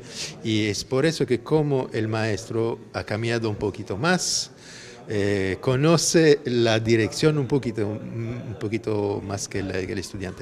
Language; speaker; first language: Spanish; non-native, fluent; Italian